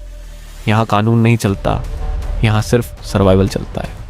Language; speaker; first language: Hindi; native; Hindi